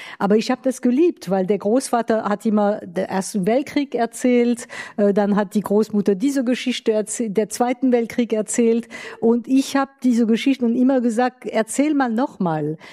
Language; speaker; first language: German; non-native, fluent; French